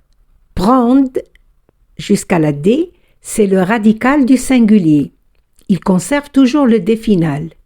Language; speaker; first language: French; non-native, fluent; Spanish